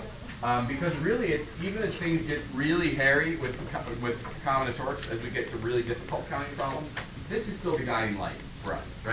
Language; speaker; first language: English; native; English